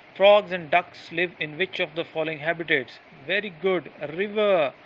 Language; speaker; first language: English; non-native, local second language; Urdu